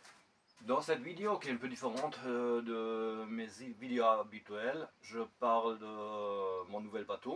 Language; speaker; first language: French; non-native, fluent; German